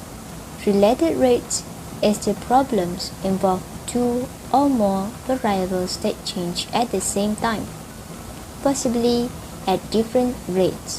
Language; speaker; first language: English; non-native, local second language; Malay